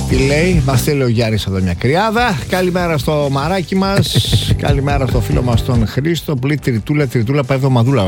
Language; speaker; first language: Greek; native; Greek